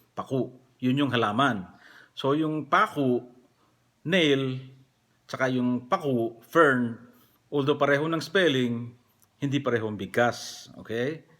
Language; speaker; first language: Filipino; non-native, local second language; Pampanga